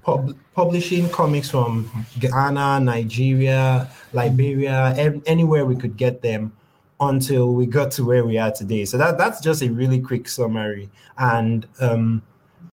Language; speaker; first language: English; non-native, local second language; Yoruba